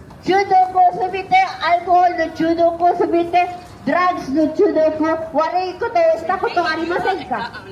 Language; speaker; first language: Japanese; non-native, learner; Filipino